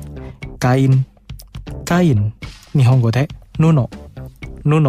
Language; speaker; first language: Japanese; non-native, fluent; Indonesian